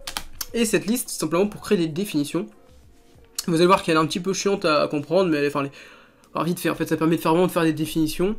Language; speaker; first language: French; native; French